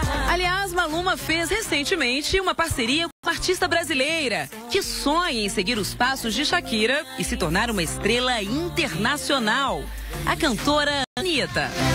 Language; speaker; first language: Portuguese; native; Portuguese